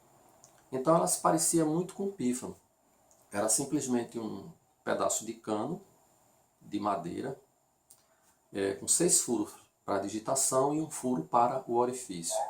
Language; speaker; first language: Portuguese; native; Portuguese